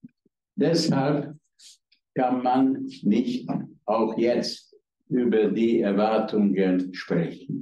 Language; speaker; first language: German; non-native, fluent; Hungarian